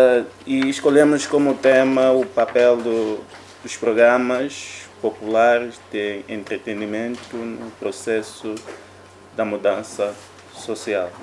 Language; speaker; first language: Portuguese; native; Portuguese